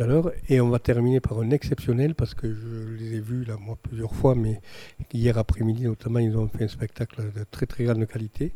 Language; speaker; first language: French; native; French